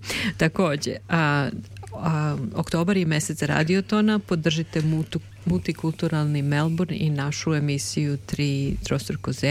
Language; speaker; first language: Serbian; native; Serbian